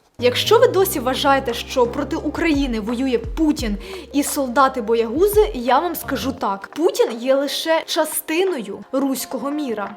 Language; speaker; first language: Ukrainian; non-native, local second language; Russian